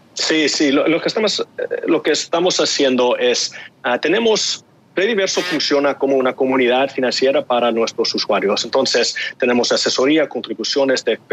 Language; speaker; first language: Spanish; early bilingual, heritage; Spanish